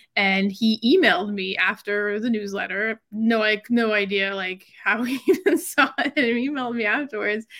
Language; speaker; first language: English; native; English